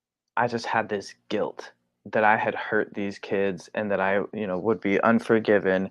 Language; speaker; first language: English; native; English